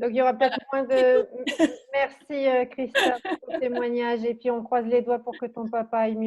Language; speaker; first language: French; native; French